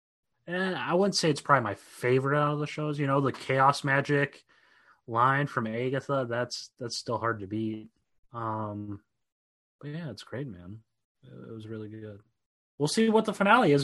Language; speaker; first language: English; native; English